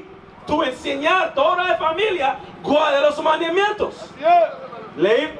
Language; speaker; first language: Spanish; non-native, learner; English